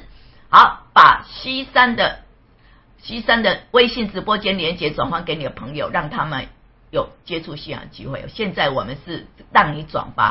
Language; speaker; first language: Chinese; native; Chinese